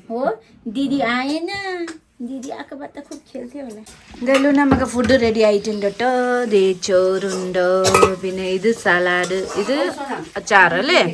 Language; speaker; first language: Malayalam; non-native, local second language; Nepali